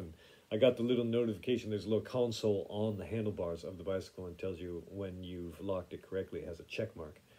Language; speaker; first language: English; native; English